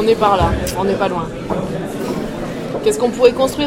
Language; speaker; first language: French; native; French